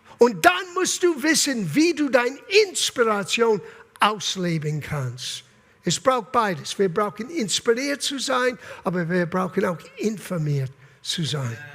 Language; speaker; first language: German; non-native, fluent; English